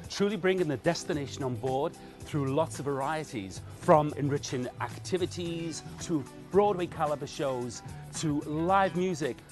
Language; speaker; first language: English; native; English